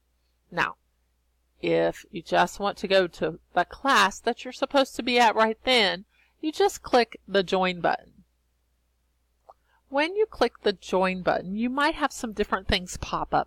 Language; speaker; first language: English; native; English